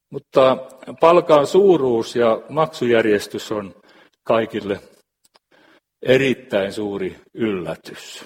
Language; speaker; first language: Finnish; native; Finnish